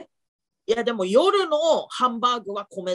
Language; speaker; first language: Japanese; native; Japanese